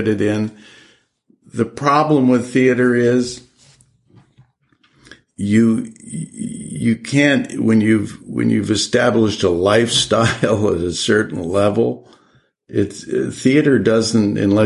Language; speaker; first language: English; native; English